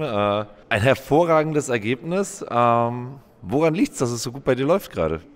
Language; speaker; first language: German; native; German